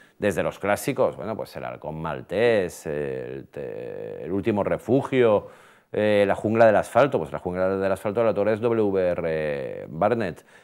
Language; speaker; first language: Spanish; native; Spanish